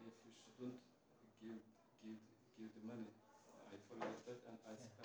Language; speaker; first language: English; non-native, learner; Turkish